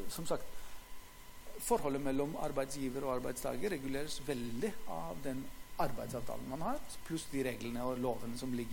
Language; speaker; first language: Norwegian; non-native, fluent; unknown